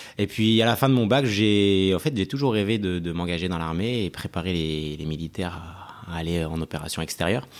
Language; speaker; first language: French; early bilingual, other home language; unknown